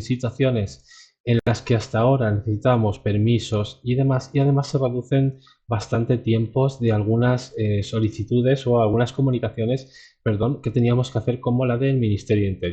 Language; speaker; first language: Spanish; native; Spanish